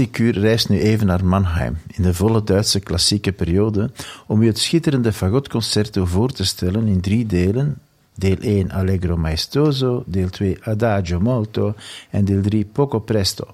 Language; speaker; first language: Dutch; native; Dutch